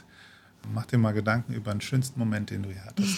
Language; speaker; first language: German; native; German